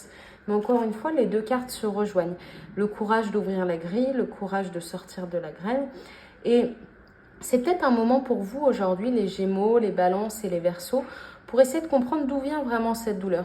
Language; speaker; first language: French; native; French